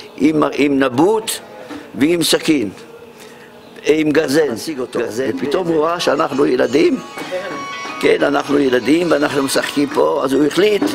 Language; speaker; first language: Hebrew; native; Hebrew